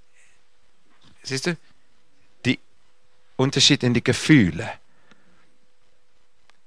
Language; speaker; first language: German; non-native, fluent; English